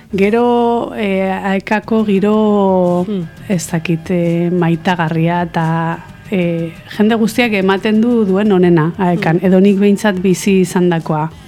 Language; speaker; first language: Basque; non-native, local second language; Spanish